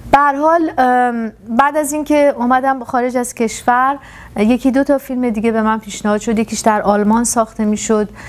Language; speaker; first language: Persian; native; Persian